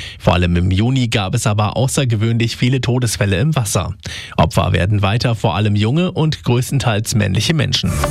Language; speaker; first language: German; native; German